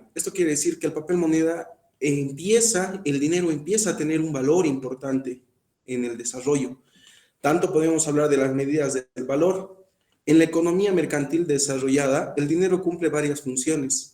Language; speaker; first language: Spanish; native; Spanish